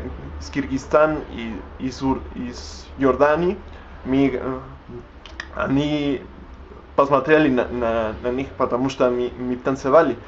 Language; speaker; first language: Russian; non-native, learner; Spanish